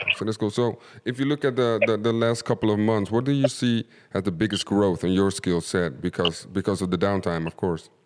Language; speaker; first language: English; non-native, fluent; Dutch